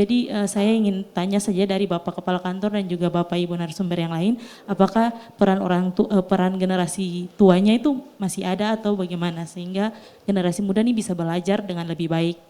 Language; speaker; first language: Indonesian; native; Indonesian